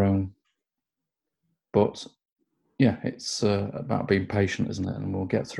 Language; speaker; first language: English; native; English